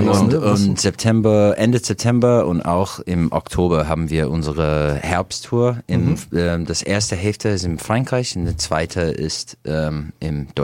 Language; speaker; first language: German; non-native, learner; English